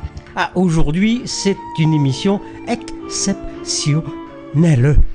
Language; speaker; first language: French; native; French